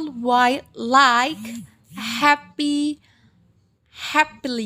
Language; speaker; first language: English; non-native, learner; Indonesian